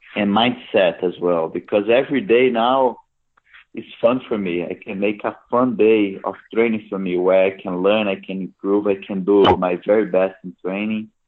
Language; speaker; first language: English; non-native, fluent; Portuguese